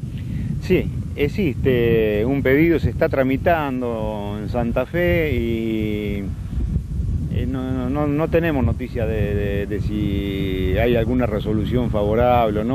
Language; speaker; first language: Spanish; native; Spanish